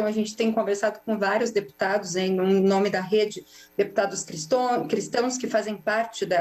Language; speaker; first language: Portuguese; native; Portuguese